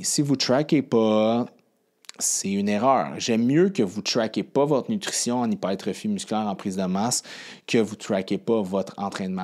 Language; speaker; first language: French; native; French